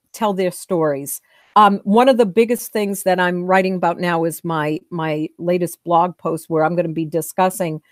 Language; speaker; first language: English; native; English